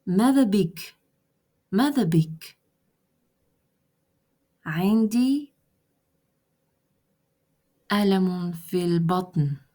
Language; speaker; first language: Arabic; non-native, fluent; Russian